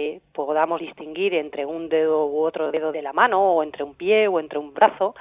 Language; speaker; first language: Spanish; native; Spanish